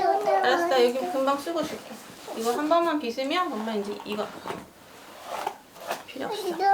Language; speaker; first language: Korean; native; Korean